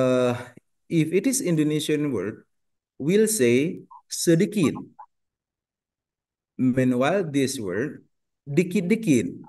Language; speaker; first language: English; non-native, learner; Indonesian